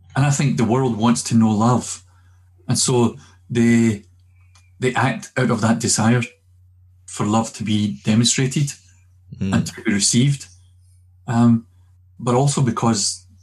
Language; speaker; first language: English; native; English